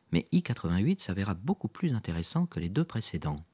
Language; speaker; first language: French; native; French